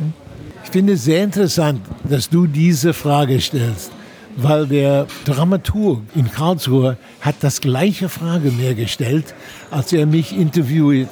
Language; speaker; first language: German; non-native, fluent; English